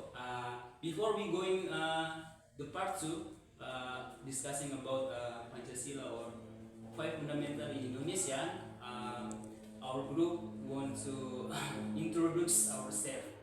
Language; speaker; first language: English; non-native, learner; Indonesian